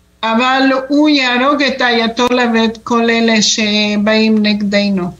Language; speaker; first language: Hebrew; non-native, fluent; Spanish